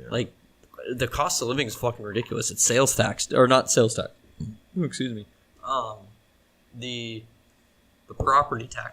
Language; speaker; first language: English; native; English